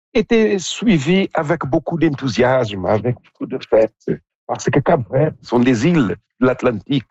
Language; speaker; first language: French; non-native, fluent; Portuguese